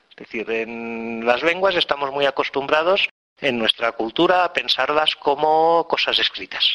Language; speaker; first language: Spanish; non-native, local second language; Catalan